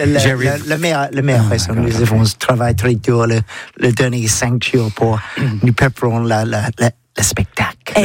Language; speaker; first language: French; non-native, learner; English